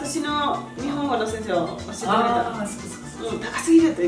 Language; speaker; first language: Japanese; non-native, learner; Spanish